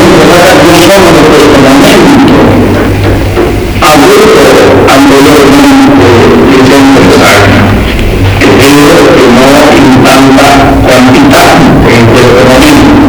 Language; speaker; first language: Italian; non-native, learner; Spanish